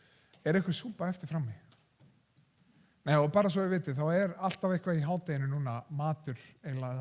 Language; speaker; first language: Icelandic; non-native, fluent; English